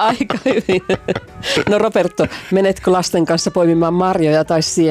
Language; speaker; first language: Finnish; native; Finnish